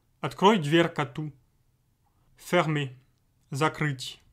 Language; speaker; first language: Russian; non-native, fluent; French